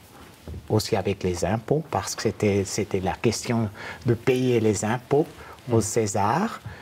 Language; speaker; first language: French; non-native, fluent; German